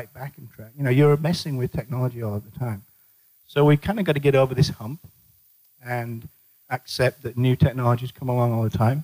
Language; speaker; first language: English; native; English